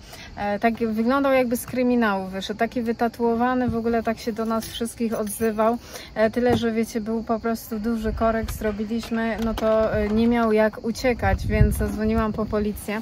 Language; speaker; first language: Polish; native; Polish